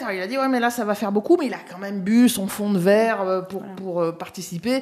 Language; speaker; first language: French; native; French